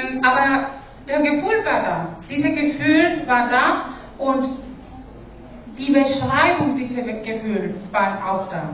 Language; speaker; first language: German; non-native, fluent; Spanish